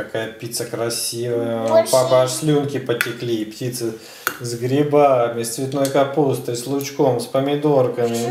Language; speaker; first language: Russian; native; Russian